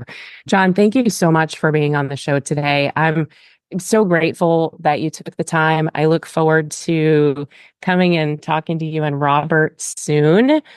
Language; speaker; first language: English; native; English